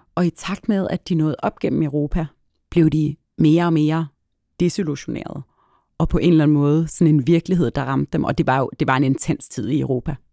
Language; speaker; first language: Danish; early bilingual, other home language; Arabic